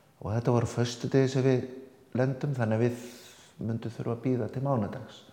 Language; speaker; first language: Icelandic; early bilingual, other home language; Indonesian